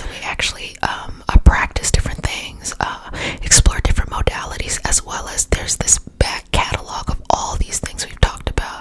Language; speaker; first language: English; native; English